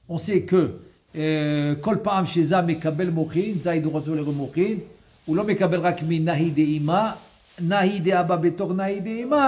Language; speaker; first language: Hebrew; non-native, fluent; French